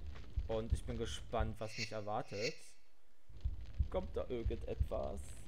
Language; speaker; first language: German; native; German